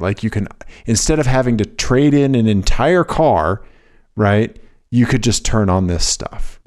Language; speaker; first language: English; native; English